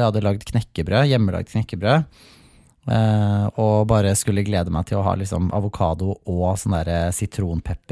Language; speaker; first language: Norwegian; native; Norwegian